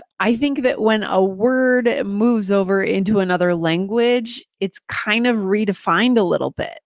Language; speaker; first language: English; native; English